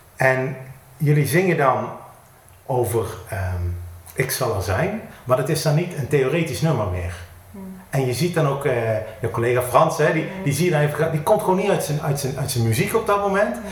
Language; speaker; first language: Dutch; native; Dutch